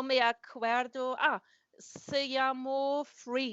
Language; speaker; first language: Spanish; non-native, learner; German